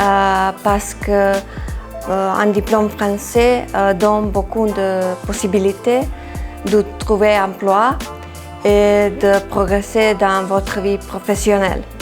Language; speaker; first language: French; non-native, fluent; Serbian